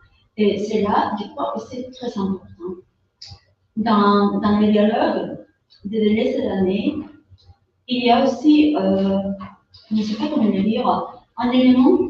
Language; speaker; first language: French; non-native, fluent; Spanish